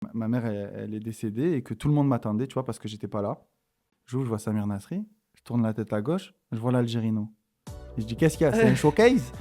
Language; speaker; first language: French; native; French